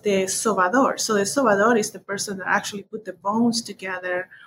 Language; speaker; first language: English; non-native, fluent; Spanish